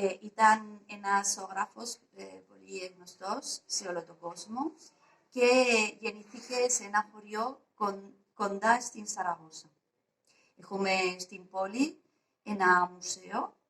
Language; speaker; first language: Greek; non-native, fluent; Spanish